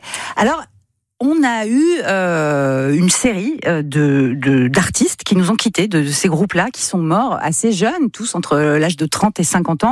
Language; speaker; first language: French; native; French